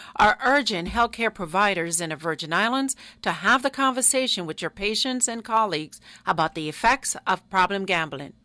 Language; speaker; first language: English; native; English